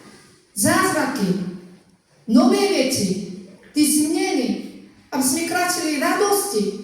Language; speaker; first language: Czech; non-native, fluent; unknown